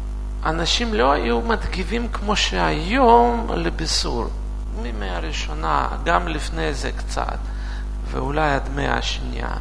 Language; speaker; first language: Hebrew; non-native, fluent; Russian